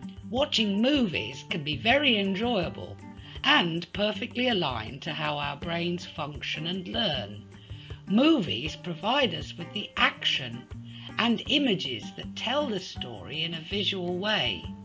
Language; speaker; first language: English; native; English